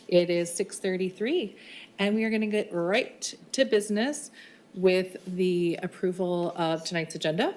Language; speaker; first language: English; early bilingual, other home language; Arabic